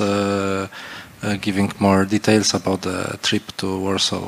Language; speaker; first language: English; non-native, fluent; Polish